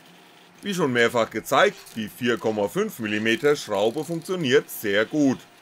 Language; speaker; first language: German; native; German